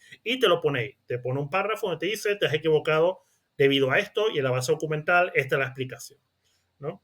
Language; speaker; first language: Spanish; native; Spanish